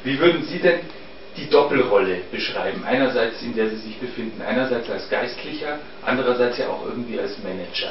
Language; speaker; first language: German; native; German